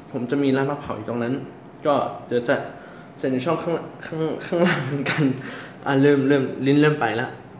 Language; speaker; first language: Thai; non-native, fluent; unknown